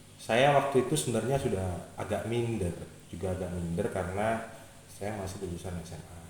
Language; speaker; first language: Indonesian; native; Indonesian